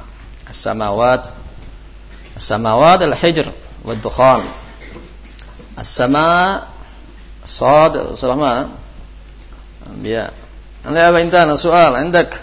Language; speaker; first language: Arabic; non-native, fluent; Indonesian